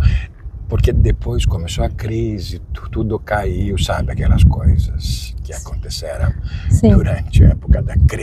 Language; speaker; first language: Portuguese; non-native, fluent; Greek